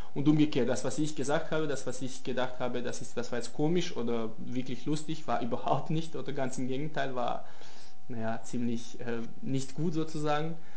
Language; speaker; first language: German; non-native, fluent; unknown